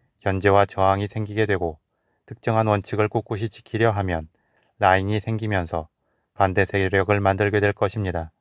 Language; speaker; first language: Korean; native; Korean